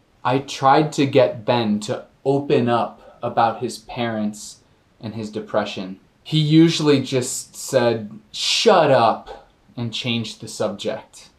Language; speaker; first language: English; native; English